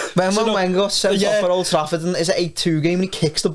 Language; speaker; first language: English; native; English